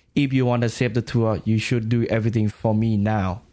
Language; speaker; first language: English; non-native, learner; Thai